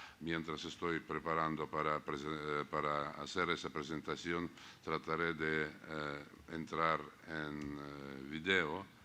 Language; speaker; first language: Spanish; non-native, fluent; Russian